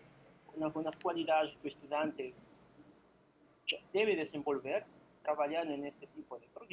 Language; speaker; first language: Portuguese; non-native, fluent; Spanish